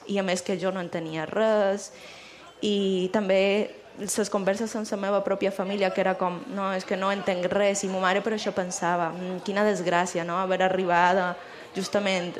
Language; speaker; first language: Catalan; early bilingual, other home language; Spanish